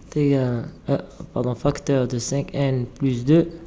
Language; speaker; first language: French; non-native, local second language; Arabic